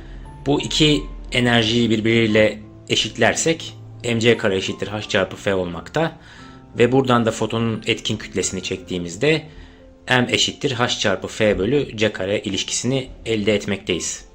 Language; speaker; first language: Turkish; native; Turkish